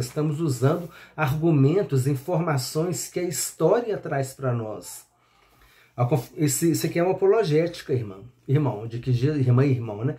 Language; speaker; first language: Portuguese; native; Portuguese